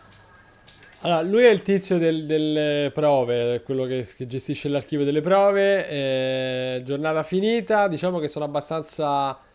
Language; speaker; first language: Italian; native; Italian